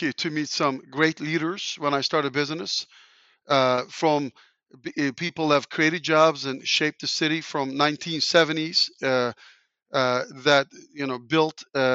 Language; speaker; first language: English; non-native, fluent; Turkish